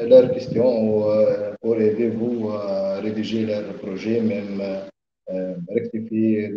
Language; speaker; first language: French; non-native, learner; Arabic